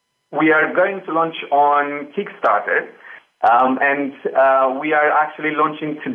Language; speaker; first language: English; non-native, fluent; Romanian